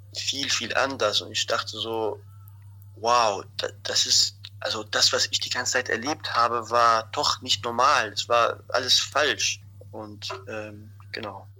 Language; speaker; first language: German; non-native, fluent; Arabic